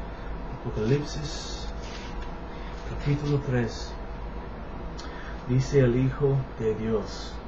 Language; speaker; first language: Spanish; non-native, learner; English